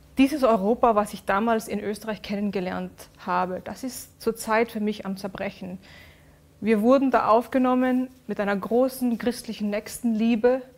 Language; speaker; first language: German; early bilingual, other home language; Urdu